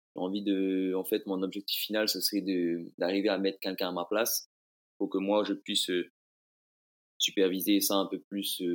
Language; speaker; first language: French; native; French